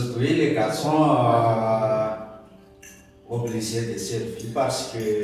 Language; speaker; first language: French; non-native, local second language; Malagasy